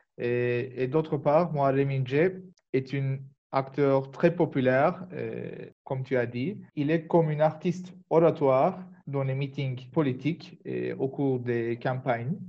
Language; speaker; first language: French; non-native, learner; Turkish